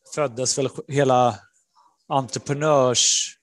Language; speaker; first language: Swedish; early bilingual, other home language; Spanish